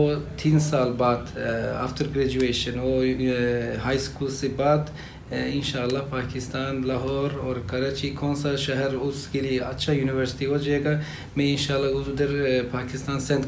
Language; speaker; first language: Hindi; non-native, learner; Turkish